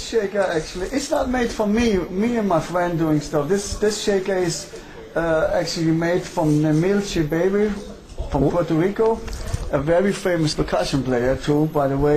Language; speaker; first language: English; non-native, fluent; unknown